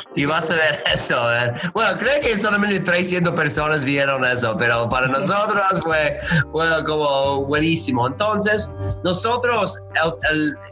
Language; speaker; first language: Spanish; non-native, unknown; English